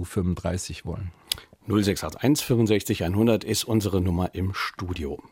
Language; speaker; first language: German; native; German